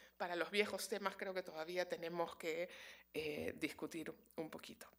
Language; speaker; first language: Spanish; native; Spanish